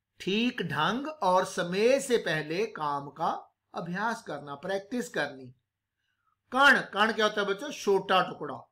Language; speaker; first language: Hindi; non-native, local second language; Punjabi